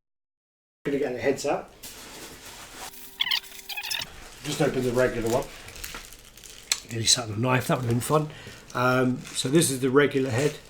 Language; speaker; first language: English; native; English